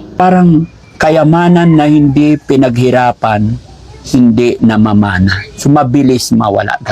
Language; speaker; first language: Filipino; non-native, local second language; Pangasinan